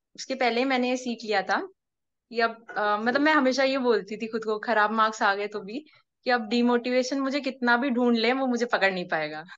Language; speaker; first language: Hindi; non-native, local second language; Marathi